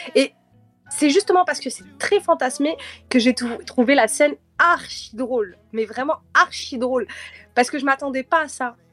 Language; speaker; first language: French; early bilingual, heritage; French